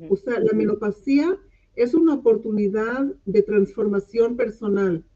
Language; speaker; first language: Spanish; non-native, local second language; English